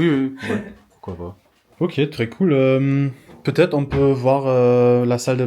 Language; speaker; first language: French; non-native, fluent; English